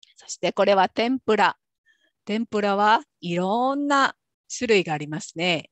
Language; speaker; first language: Japanese; native; Japanese